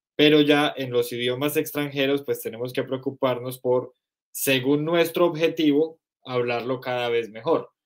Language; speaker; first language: Spanish; native; Spanish